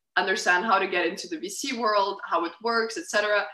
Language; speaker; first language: English; non-native, fluent; Lithuanian